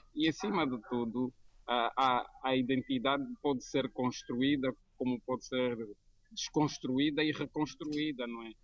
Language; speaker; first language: Portuguese; native; Portuguese